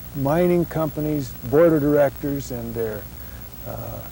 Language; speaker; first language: English; native; English